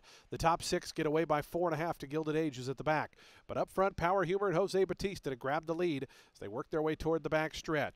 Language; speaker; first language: English; native; English